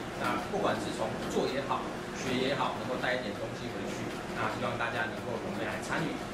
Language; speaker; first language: Chinese; native; Chinese